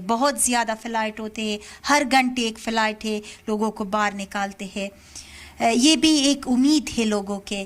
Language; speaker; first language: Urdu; non-native, learner; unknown